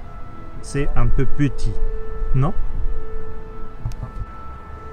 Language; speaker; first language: French; non-native, learner; Russian